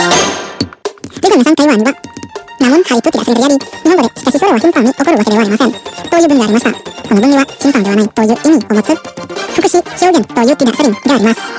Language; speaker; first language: Japanese; non-native, fluent; Indonesian